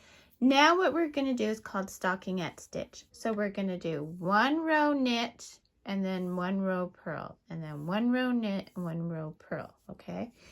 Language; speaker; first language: English; native; English